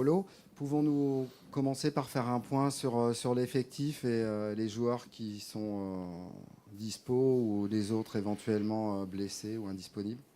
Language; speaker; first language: French; native; French